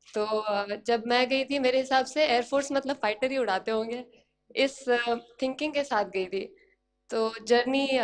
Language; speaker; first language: Hindi; native; Hindi